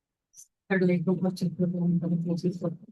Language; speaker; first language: Hindi; native; Hindi